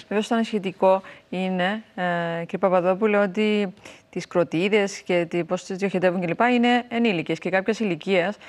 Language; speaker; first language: Greek; native; Greek